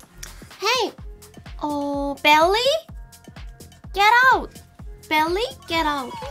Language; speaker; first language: English; non-native, learner; Korean